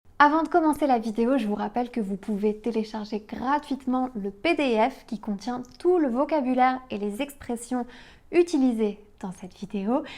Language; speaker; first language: French; native; French